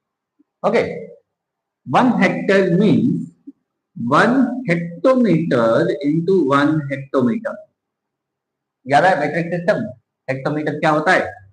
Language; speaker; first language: Hindi; native; Hindi